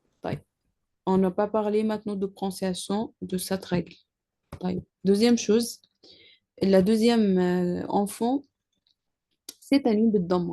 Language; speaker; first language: French; non-native, learner; Arabic